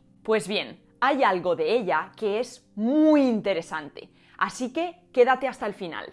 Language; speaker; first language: Spanish; native; Spanish